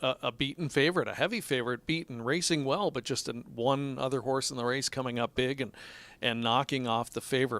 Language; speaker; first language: English; native; English